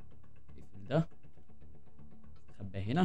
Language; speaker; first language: Arabic; native; Arabic